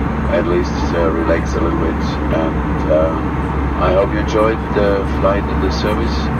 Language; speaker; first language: English; non-native, fluent; German